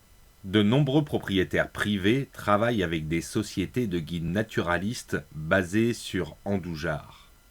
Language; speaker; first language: French; native; French